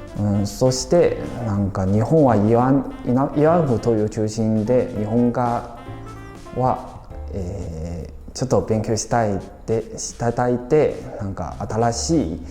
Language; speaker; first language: Japanese; non-native, fluent; Chinese